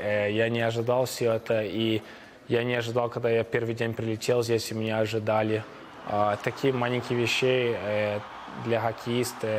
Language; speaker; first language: Russian; early bilingual, heritage; Russian